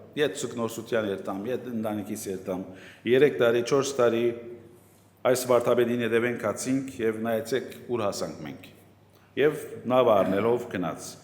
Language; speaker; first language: Armenian; native; Armenian